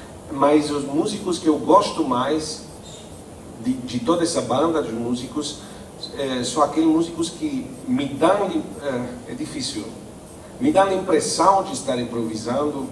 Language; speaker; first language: Portuguese; non-native, fluent; Italian